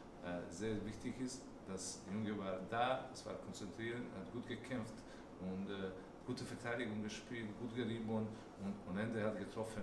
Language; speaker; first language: German; non-native, learner; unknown